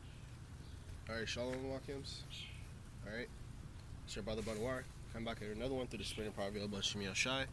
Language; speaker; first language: English; native; English